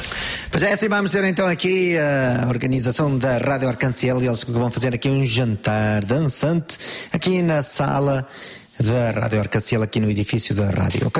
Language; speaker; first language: Portuguese; native; Portuguese